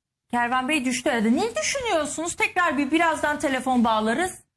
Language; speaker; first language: Turkish; native; Turkish